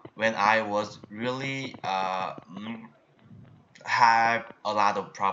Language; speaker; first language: English; non-native, learner; Korean